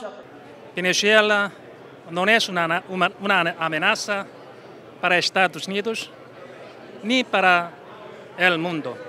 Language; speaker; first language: Spanish; non-native, fluent; Korean